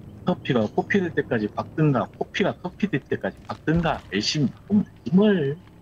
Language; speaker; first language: Korean; native; Korean